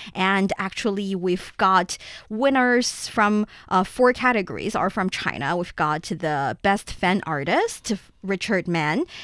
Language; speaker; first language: English; non-native, fluent; Chinese